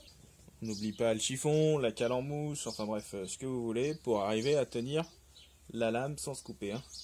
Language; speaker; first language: French; native; French